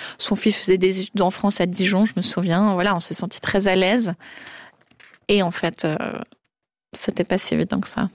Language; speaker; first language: French; native; French